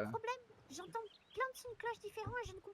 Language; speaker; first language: French; native; French